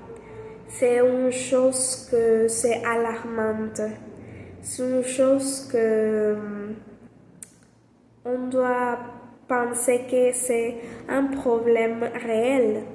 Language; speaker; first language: French; non-native, learner; Spanish